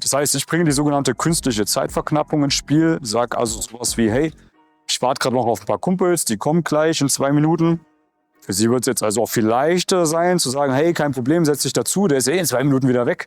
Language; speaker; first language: German; native; German